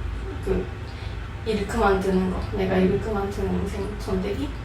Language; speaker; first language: Korean; non-native, fluent; Japanese